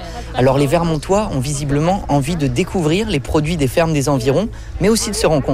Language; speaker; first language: French; native; French